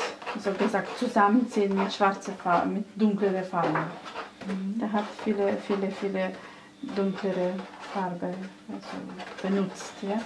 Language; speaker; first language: German; non-native, fluent; Russian